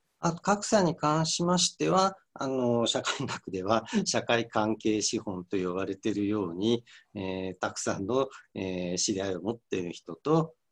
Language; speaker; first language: Japanese; native; Japanese